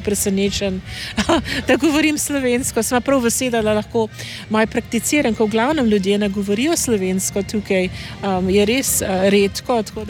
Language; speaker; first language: Slovenian; early bilingual, heritage; Slovenian